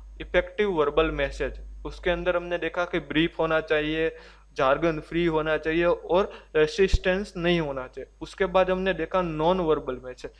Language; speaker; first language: Hindi; non-native, local second language; Gujarati